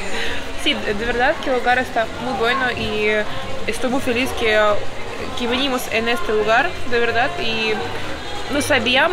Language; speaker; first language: Spanish; non-native, learner; Ukrainian